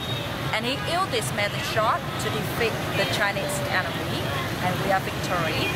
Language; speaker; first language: English; non-native, learner; Vietnamese